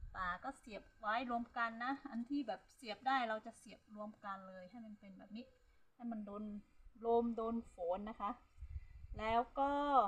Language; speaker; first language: Thai; non-native, local second language; Hmong